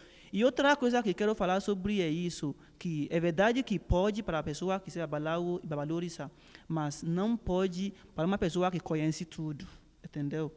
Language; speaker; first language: Portuguese; non-native, learner; Yoruba